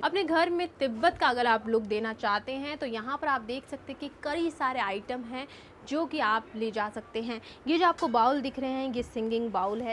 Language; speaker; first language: Hindi; native; Hindi